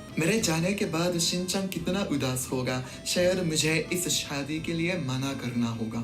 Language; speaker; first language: Hindi; non-native, fluent; Japanese